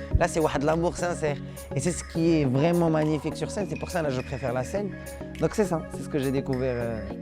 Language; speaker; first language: French; non-native, local second language; Arabic